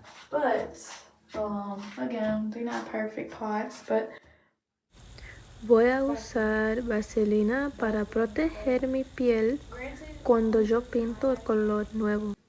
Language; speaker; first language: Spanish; non-native, learner; English